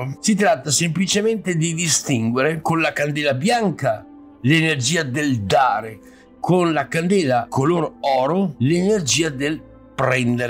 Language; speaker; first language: Italian; native; Italian